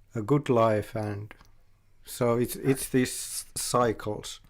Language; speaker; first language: English; non-native, fluent; Finnish